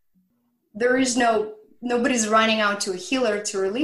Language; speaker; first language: English; non-native, fluent; Romanian